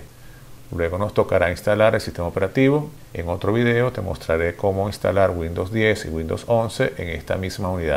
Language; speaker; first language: Spanish; native; Spanish